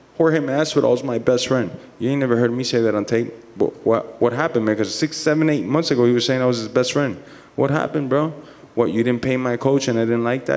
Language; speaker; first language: English; native; English